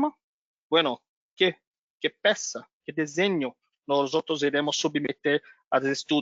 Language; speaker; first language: Spanish; non-native, learner; Portuguese